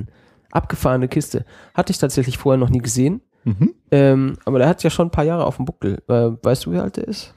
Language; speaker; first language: German; native; German